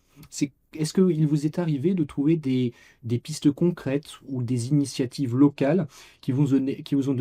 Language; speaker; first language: French; native; French